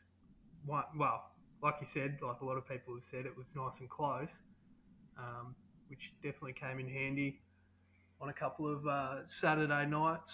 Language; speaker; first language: English; native; English